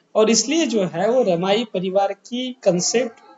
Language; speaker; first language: Hindi; non-native, local second language; Marathi